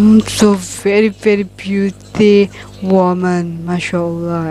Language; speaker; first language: English; non-native, learner; Indonesian